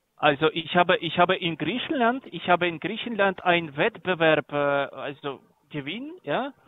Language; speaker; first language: German; non-native, learner; Greek